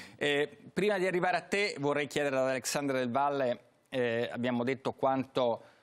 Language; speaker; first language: Italian; native; Italian